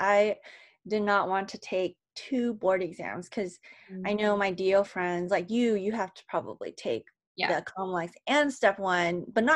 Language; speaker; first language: English; native; English